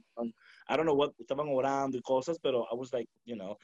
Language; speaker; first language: English; early bilingual, other home language; Spanish